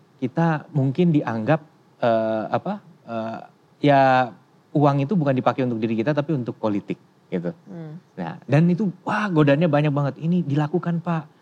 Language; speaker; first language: Indonesian; native; Indonesian